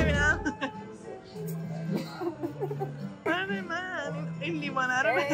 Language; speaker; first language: Persian; native; Persian